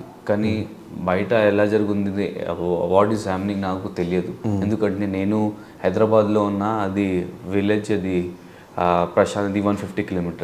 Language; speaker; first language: Telugu; non-native, local second language; Hindi